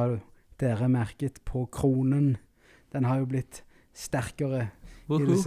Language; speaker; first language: Norwegian; native; Norwegian